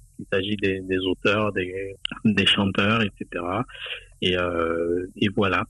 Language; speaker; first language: French; non-native, local second language; Haitian Creole